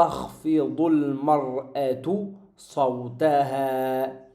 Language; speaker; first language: Arabic; non-native, fluent; French